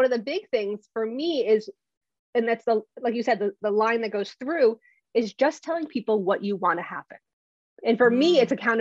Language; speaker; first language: English; native; English